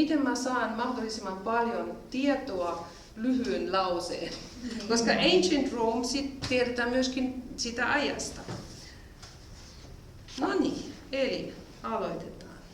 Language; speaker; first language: Finnish; non-native, fluent; German